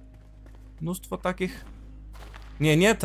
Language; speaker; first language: Polish; native; Polish